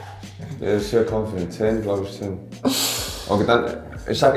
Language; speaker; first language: German; non-native, fluent; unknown